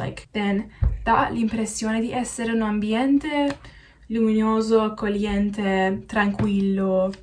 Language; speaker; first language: Italian; non-native, learner; English